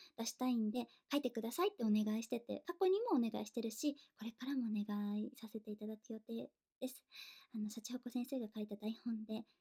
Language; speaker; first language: Japanese; native; Japanese